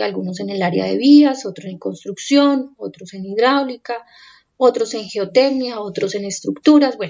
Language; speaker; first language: Spanish; native; Spanish